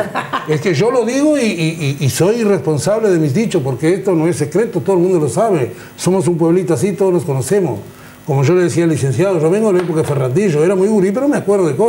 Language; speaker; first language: Spanish; native; Spanish